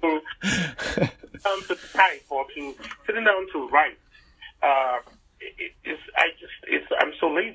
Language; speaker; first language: English; non-native, local second language; Igbo